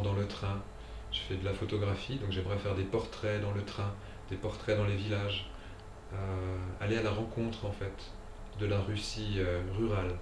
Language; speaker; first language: French; native; French